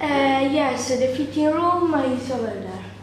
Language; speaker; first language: English; non-native, learner; Italian